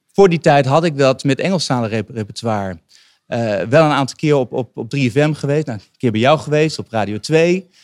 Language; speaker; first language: Dutch; native; Dutch